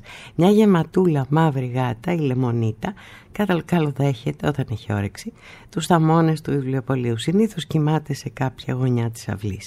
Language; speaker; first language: Greek; native; Greek